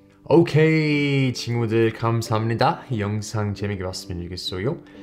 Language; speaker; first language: Korean; non-native, learner; English